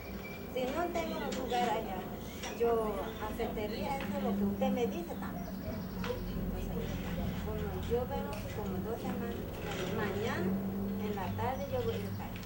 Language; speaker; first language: Spanish; non-native, local second language; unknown